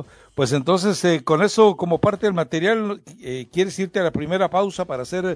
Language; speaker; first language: Spanish; native; Spanish